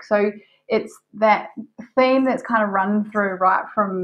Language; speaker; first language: English; native; English